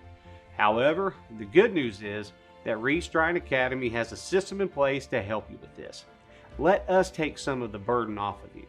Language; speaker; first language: English; native; English